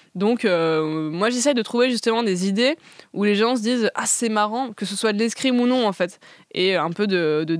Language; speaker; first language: French; native; French